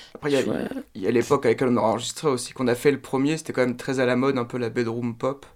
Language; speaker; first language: French; native; French